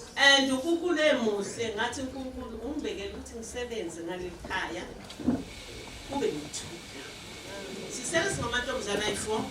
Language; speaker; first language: Zulu; native; Zulu